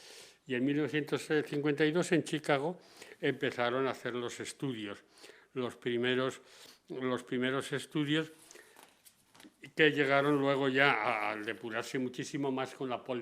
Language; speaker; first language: Spanish; native; Spanish